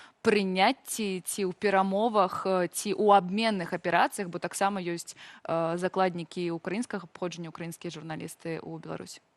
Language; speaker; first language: Belarusian; native; Belarusian